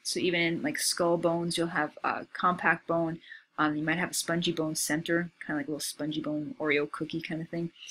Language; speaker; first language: English; native; English